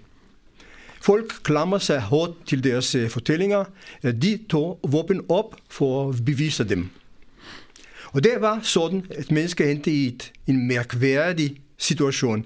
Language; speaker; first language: Danish; non-native, fluent; Hebrew